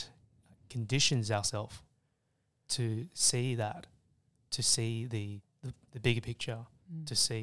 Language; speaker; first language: English; native; English